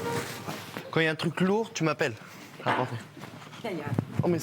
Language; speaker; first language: French; native; French